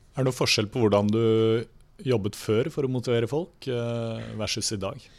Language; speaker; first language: Norwegian; native; Norwegian